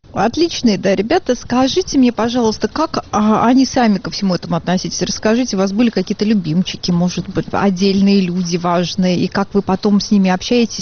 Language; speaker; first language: Russian; native; Russian